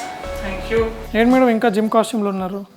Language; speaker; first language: Telugu; native; Telugu